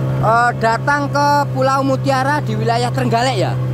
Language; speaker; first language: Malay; non-native, local second language; Javanese